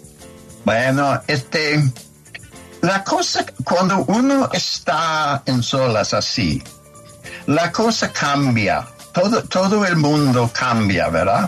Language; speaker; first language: Spanish; non-native, fluent; English